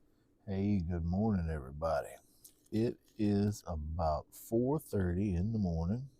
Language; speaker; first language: English; native; English